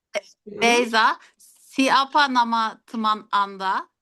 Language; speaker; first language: Indonesian; non-native, learner; Turkish